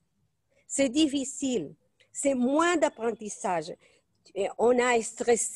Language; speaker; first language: French; non-native, fluent; Spanish